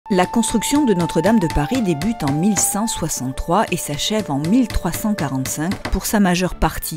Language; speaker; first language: French; native; French